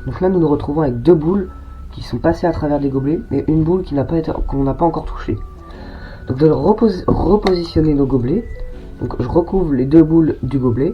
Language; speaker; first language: French; native; French